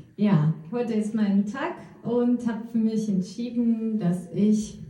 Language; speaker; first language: German; non-native, fluent; Russian